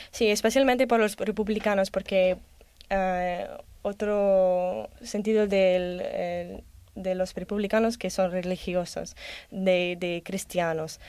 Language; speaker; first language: Spanish; non-native, learner; English